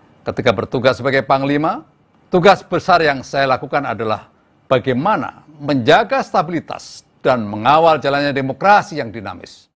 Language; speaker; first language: Indonesian; native; Indonesian